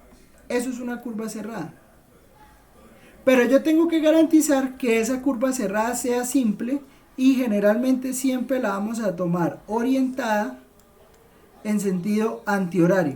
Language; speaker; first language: Spanish; native; Spanish